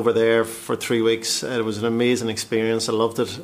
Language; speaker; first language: English; native; English